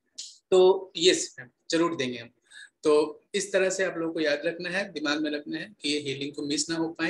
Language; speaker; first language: Hindi; native; Hindi